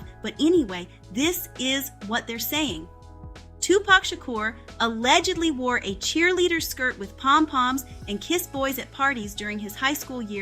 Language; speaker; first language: English; native; English